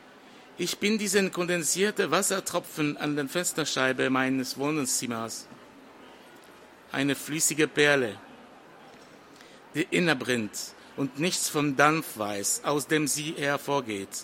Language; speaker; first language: German; non-native, fluent; French